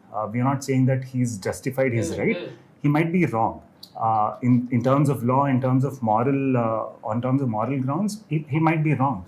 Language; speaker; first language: English; non-native, local second language; Kannada